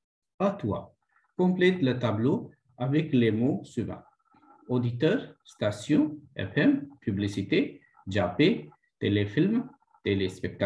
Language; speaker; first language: French; non-native, fluent; Hindi